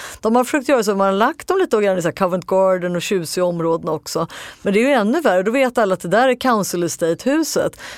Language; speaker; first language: Swedish; native; Swedish